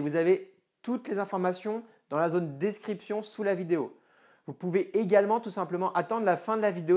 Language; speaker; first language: French; native; French